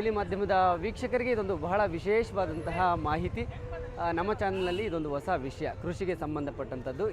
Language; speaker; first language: Kannada; native; Kannada